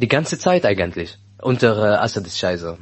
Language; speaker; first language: German; non-native, learner; Arabic